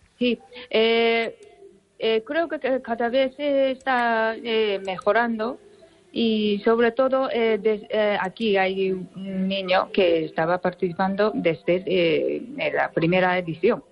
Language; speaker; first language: Spanish; non-native, fluent; Japanese